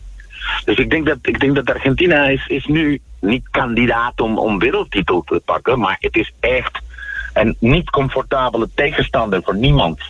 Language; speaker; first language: Dutch; non-native, fluent; Spanish